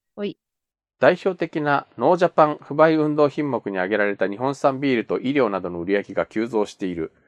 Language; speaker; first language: Japanese; native; Japanese